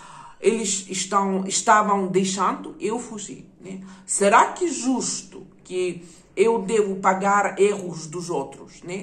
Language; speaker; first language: Portuguese; non-native, fluent; Ukrainian